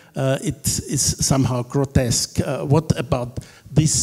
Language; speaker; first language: English; non-native, fluent; German